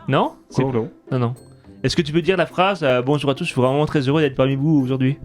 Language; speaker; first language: French; native; French